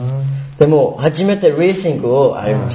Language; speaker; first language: Japanese; non-native, learner; Burmese